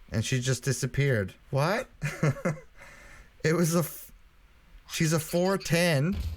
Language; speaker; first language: English; native; English